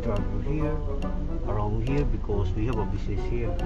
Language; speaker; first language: English; non-native, learner; Korean